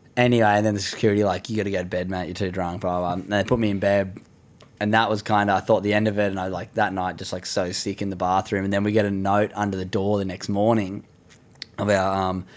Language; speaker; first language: English; native; English